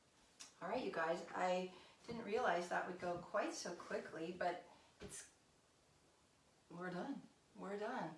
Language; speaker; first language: English; native; English